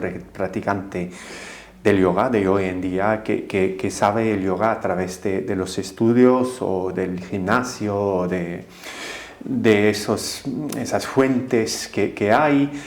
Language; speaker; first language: Spanish; non-native, fluent; English